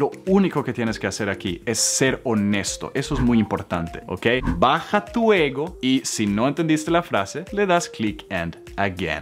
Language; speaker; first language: Spanish; non-native, fluent; Swedish